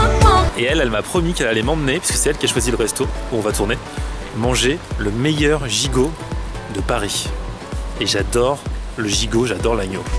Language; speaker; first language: French; native; French